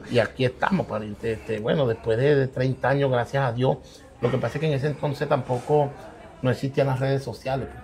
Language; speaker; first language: Spanish; native; Spanish